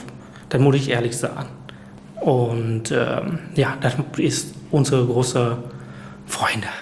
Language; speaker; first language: German; non-native, fluent; Vietnamese